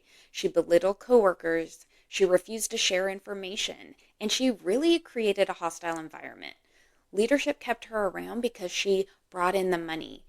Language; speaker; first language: English; native; English